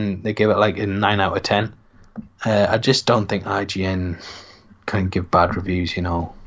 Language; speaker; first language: English; native; English